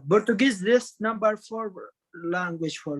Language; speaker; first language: English; non-native, learner; Arabic